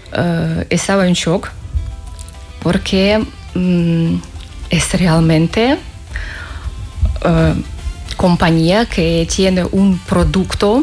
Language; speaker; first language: Spanish; non-native, learner; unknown